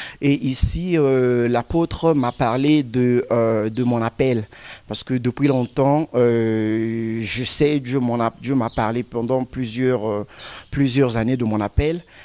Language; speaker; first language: French; non-native, local second language; Lingala